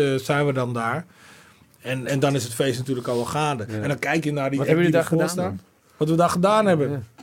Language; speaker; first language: Dutch; native; Dutch